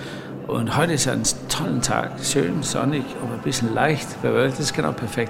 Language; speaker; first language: German; native; German